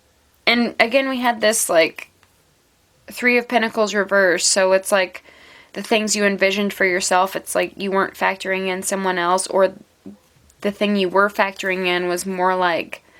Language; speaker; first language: English; native; English